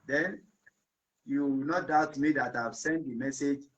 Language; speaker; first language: English; non-native, local second language; Yoruba